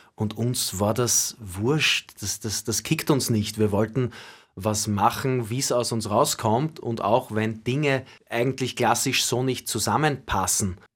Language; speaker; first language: German; native; German